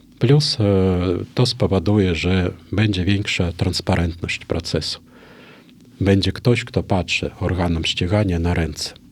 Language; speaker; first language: Polish; non-native, fluent; Russian